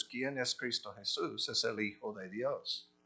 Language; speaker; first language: Spanish; non-native, fluent; English